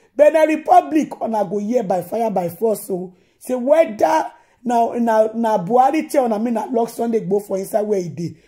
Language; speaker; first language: Nigerian Pidgin; non-native, local second language; Yoruba